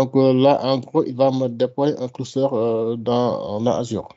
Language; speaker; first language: French; non-native, local second language; Wolof